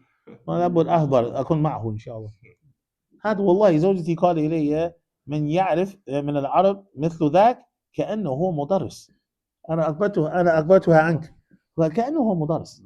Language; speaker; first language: Arabic; non-native, fluent; English